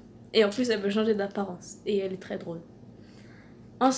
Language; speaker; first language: French; native; French